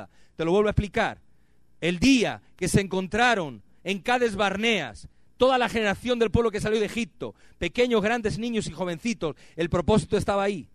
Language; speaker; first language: Spanish; native; Spanish